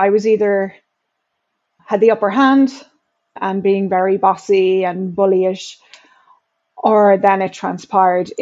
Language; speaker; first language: English; native; English